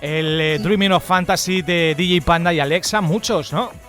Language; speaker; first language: Spanish; native; Spanish